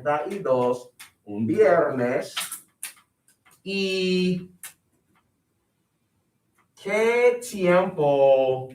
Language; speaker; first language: Spanish; non-native, fluent; English